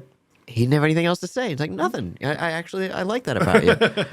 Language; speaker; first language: English; native; English